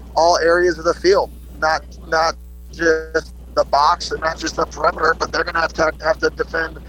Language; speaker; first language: English; native; English